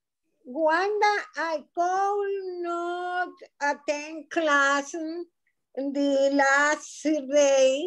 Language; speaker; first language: English; non-native, learner; Spanish